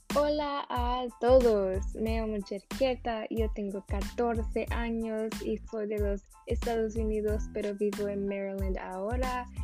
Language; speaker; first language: Spanish; non-native, learner; English